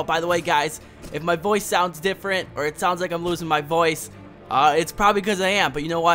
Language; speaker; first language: English; native; English